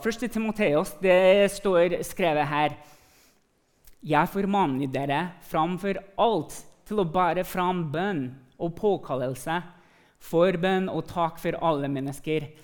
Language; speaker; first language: Norwegian; early bilingual, other home language; English